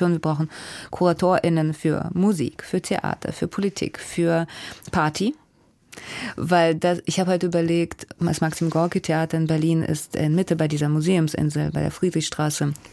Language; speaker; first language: German; early bilingual, other home language; Russian